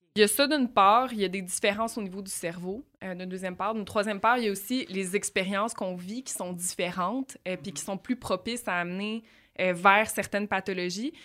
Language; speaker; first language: French; native; French